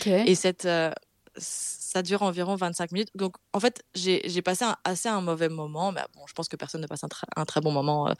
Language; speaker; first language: French; native; French